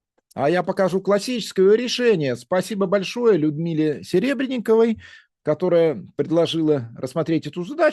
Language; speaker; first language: Russian; native; Russian